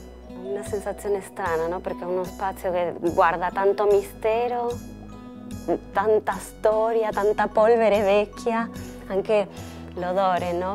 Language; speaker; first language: Italian; non-native, fluent; Spanish